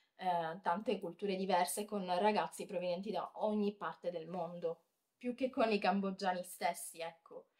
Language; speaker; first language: Italian; native; Italian